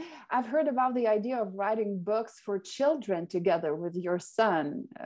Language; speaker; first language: English; non-native, fluent; Lithuanian